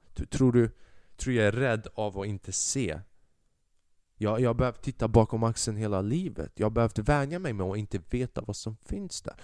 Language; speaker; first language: Swedish; early bilingual, other home language; Albanian